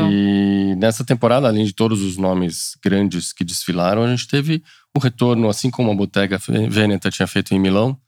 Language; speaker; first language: Portuguese; non-native, fluent; French